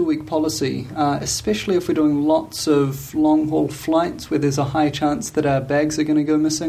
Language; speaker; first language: English; native; English